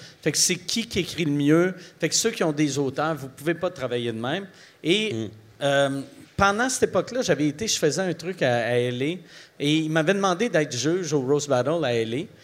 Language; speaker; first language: French; native; French